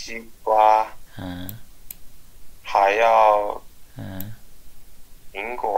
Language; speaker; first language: Chinese; non-native, learner; English